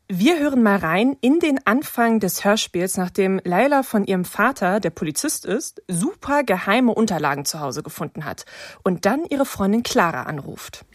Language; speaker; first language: German; native; German